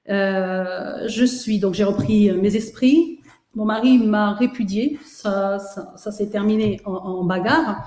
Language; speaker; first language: French; native; French